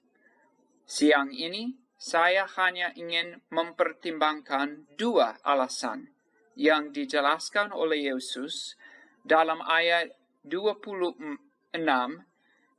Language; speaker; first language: Indonesian; non-native, fluent; English